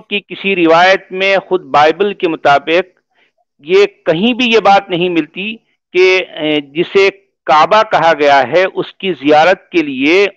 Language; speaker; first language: Hindi; native; Hindi